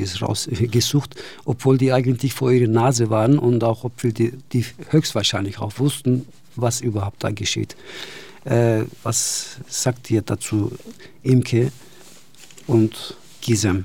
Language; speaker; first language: German; non-native, fluent; Turkish